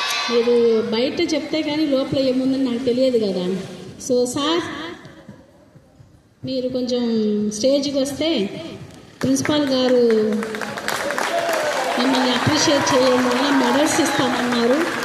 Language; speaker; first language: Telugu; non-native, local second language; Tamil